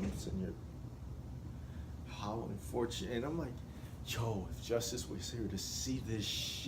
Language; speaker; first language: English; native; English